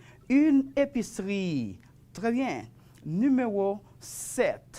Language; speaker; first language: French; non-native, fluent; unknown